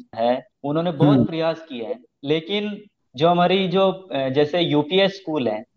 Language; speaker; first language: Hindi; native; Hindi